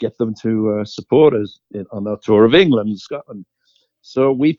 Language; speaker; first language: English; native; English